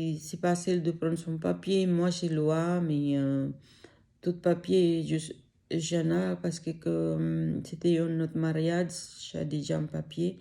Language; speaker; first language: French; non-native, learner; Filipino